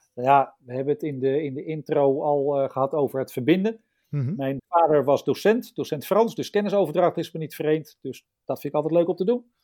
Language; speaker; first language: Dutch; native; Dutch